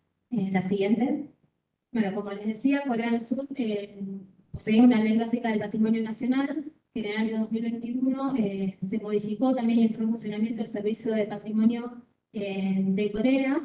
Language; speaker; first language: Spanish; native; Spanish